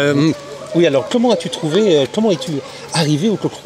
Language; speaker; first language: French; native; French